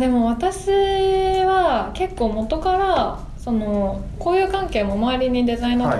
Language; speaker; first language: Japanese; native; Japanese